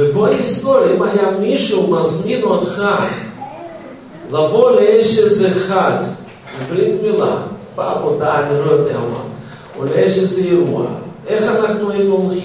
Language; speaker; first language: Hebrew; non-native, fluent; Russian